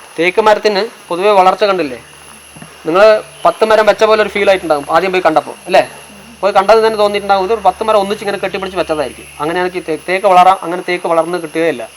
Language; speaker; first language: Malayalam; non-native, local second language; Tamil